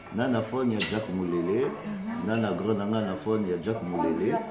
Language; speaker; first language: French; non-native, local second language; Lingala